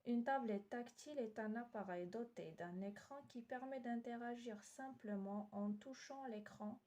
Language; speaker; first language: French; non-native, local second language; Arabic